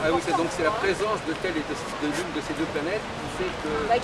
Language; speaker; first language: French; native; French